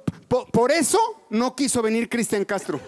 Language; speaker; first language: Spanish; native; Spanish